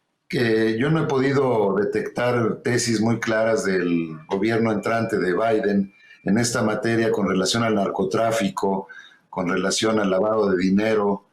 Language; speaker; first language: Spanish; native; Spanish